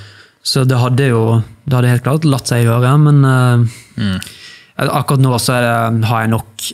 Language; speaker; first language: Norwegian; native; Norwegian